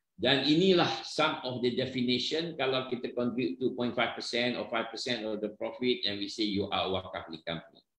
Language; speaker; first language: English; non-native, local second language; Malay